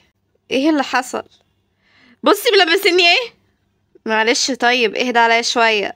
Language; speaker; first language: Arabic; native; Arabic